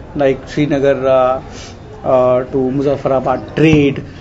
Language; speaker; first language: English; non-native, local second language; Kannada